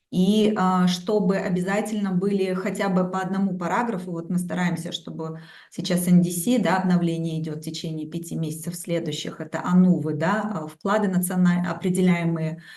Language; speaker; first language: Russian; native; Russian